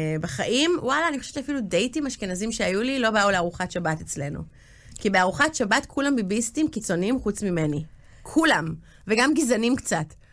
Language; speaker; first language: Hebrew; early bilingual, other home language; English